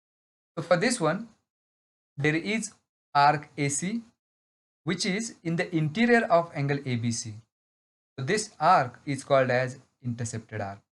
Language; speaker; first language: English; non-native, local second language; Marathi